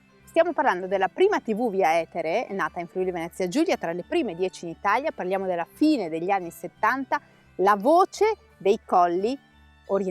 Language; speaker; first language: Italian; native; Italian